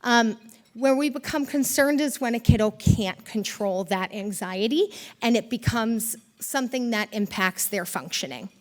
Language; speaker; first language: English; native; English